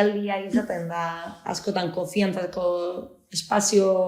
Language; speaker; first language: Basque; native; Basque